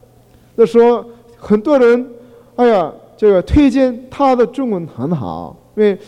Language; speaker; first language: Chinese; non-native, fluent; Korean